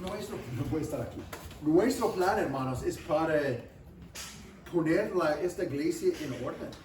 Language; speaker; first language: Spanish; non-native, fluent; English